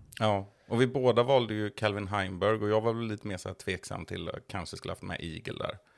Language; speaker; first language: Swedish; native; Swedish